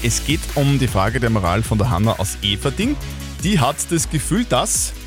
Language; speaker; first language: German; native; German